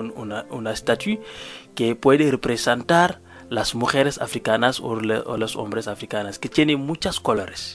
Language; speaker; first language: Spanish; non-native, learner; Wolof